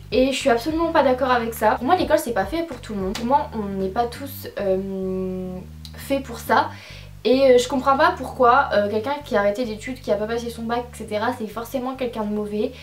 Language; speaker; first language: French; native; French